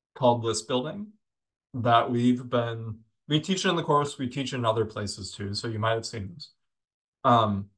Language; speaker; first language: English; native; English